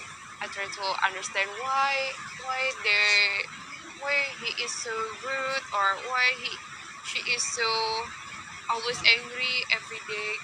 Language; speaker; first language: English; non-native, learner; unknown